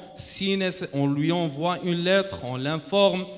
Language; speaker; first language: French; non-native, local second language; Arabic